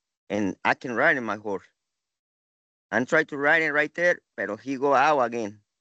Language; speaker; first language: English; non-native, learner; Spanish